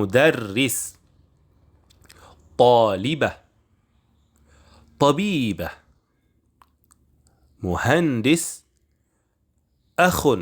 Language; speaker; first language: Arabic; non-native, fluent; Indonesian